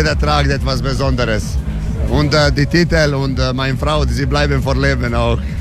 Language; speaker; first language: German; non-native, learner; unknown